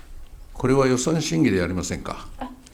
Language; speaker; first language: Japanese; native; Japanese